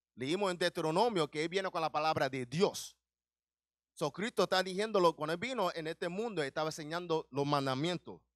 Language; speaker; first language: Spanish; early bilingual, heritage; Spanish